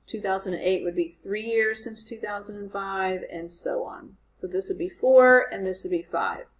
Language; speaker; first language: English; native; English